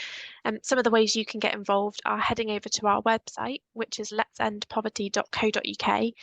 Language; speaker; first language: English; native; English